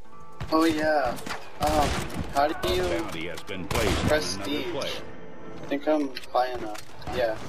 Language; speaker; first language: English; native; English